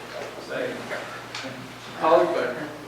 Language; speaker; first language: English; native; English